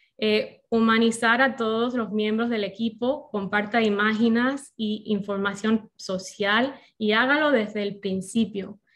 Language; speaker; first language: Spanish; non-native, fluent; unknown